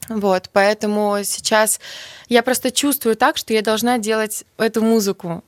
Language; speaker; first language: Russian; native; Russian